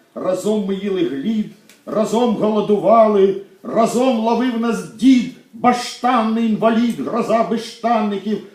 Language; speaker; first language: Ukrainian; native; Ukrainian